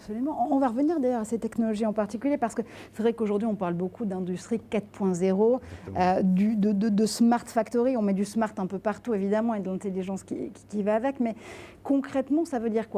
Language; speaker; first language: French; native; French